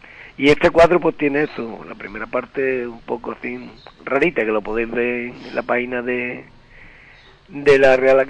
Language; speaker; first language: Spanish; native; Spanish